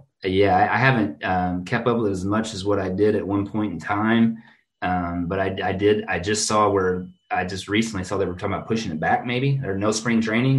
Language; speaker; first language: English; native; English